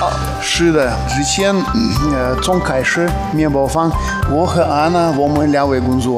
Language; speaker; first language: Chinese; non-native, learner; Russian